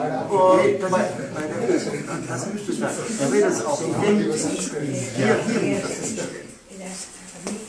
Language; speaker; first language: German; native; German